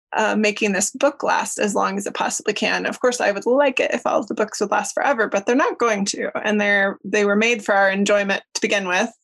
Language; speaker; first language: English; native; English